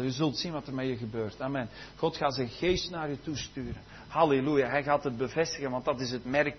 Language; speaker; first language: Dutch; native; Dutch